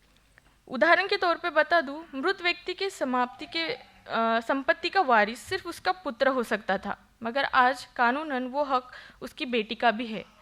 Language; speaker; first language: Hindi; non-native, local second language; Marathi